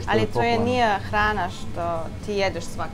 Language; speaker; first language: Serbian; non-native, learner; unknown